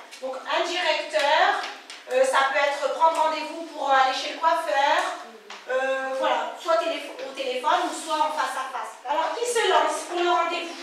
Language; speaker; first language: French; native; French